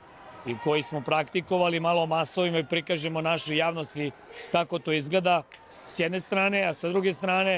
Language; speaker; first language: Serbian; native; Serbian